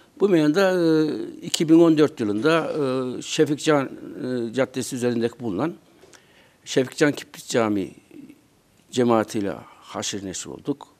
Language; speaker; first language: Turkish; native; Turkish